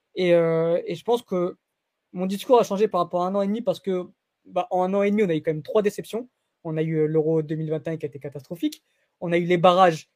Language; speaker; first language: French; early bilingual, other home language; Portuguese